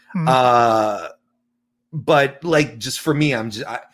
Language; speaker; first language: English; native; English